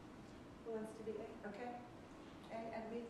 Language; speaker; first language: English; native; English